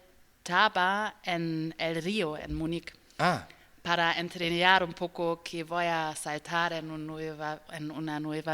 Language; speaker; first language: Spanish; non-native, learner; German